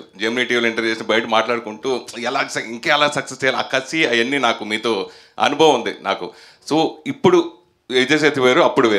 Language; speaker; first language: Telugu; native; Telugu